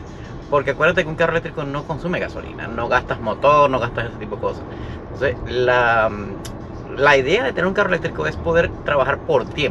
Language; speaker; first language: Spanish; native; Spanish